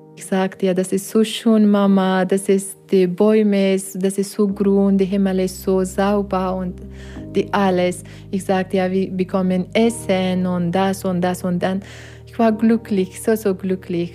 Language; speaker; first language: German; non-native, learner; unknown